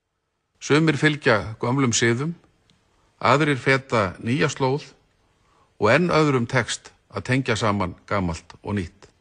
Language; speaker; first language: Icelandic; native; Icelandic